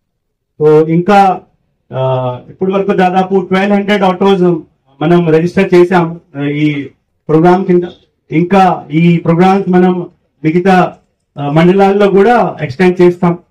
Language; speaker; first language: Telugu; non-native, fluent; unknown